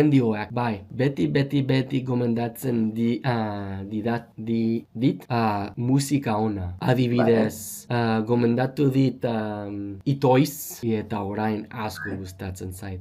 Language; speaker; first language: Basque; non-native, learner; English